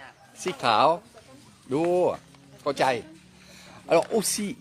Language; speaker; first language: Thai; non-native, learner; French